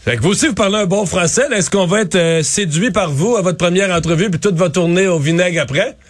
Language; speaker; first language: French; native; French